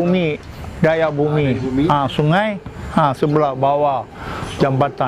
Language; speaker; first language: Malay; non-native, local second language; Tamil